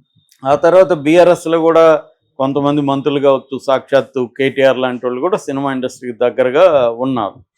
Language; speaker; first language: Telugu; native; Telugu